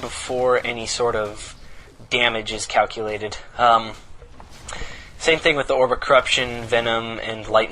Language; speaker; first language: English; native; English